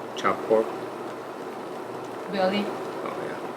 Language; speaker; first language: English; non-native, fluent; Thai